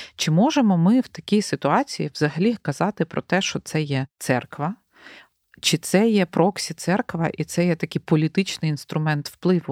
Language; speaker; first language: Ukrainian; native; Ukrainian